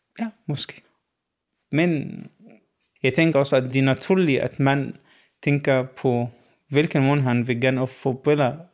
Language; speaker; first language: Norwegian; non-native, learner; Arabic